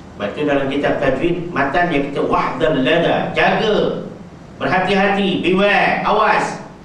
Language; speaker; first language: Malay; native; Malay